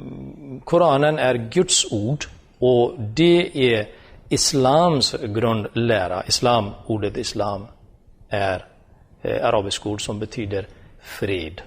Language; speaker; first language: Swedish; non-native, fluent; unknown